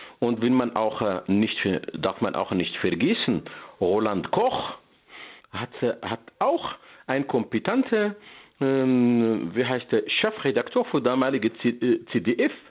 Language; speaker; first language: German; non-native, learner; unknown